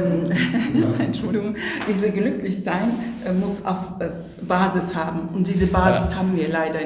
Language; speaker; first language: German; non-native, fluent; Turkish